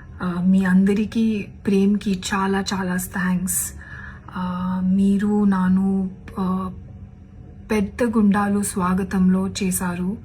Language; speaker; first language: Telugu; non-native, learner; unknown